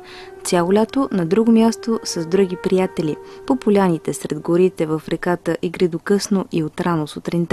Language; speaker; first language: Bulgarian; native; Bulgarian